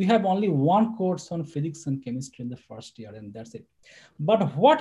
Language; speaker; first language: English; non-native, local second language; Bangla